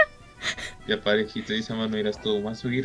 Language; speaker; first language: Japanese; non-native, learner; Spanish